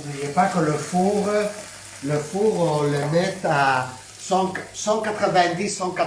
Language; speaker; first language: French; non-native, fluent; Spanish